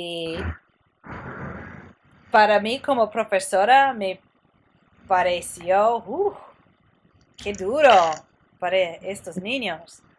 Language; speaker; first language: Spanish; non-native, fluent; English